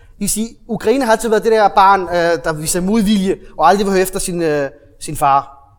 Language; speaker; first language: Danish; early bilingual, other home language; Arabic